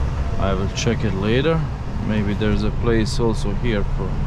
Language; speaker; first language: English; non-native, fluent; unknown